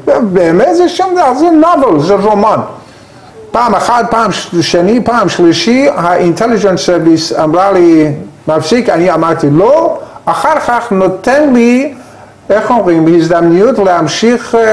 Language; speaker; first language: Hebrew; non-native, learner; Persian